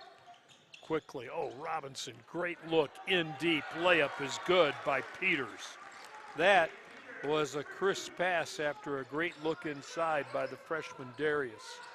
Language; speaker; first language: English; native; English